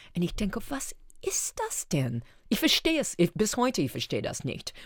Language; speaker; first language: German; non-native, fluent; English